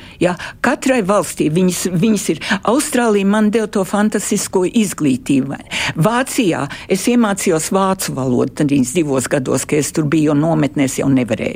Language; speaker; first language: Latvian; early bilingual, heritage; Latvian